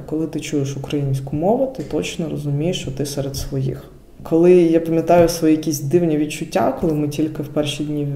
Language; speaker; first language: Ukrainian; non-native, local second language; Russian